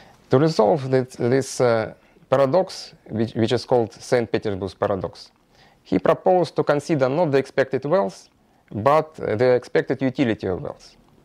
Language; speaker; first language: English; non-native, fluent; Russian